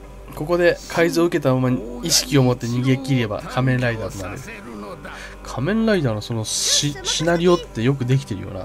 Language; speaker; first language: Japanese; native; Japanese